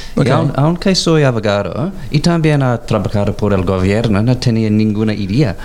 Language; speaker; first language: Spanish; non-native, learner; English